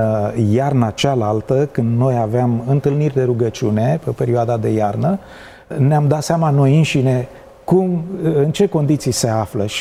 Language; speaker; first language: Romanian; native; Romanian